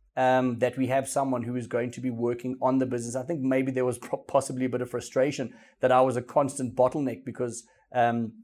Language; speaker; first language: English; native; English